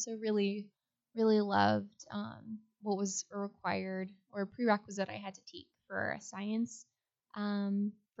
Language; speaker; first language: English; native; English